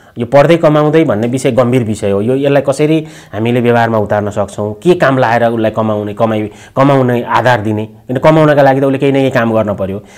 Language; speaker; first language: Nepali; native; Nepali